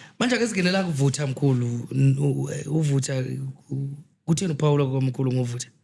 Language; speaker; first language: Zulu; native; Zulu